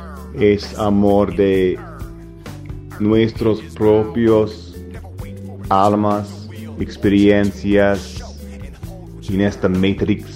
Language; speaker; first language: Spanish; non-native, learner; English